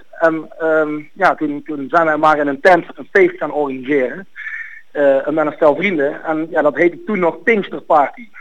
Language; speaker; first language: Dutch; native; Dutch